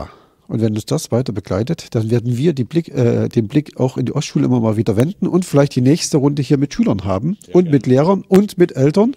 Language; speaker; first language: German; native; German